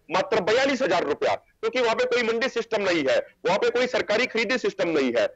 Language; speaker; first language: Hindi; native; Hindi